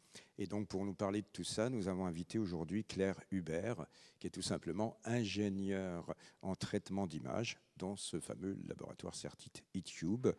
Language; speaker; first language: French; native; French